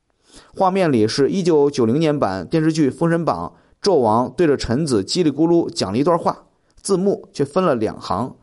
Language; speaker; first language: Chinese; native; Chinese